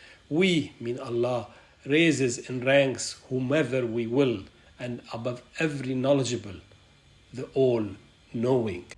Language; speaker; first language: English; non-native, fluent; Arabic